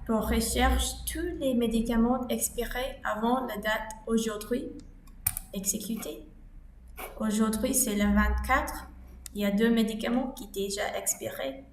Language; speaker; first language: French; non-native, learner; English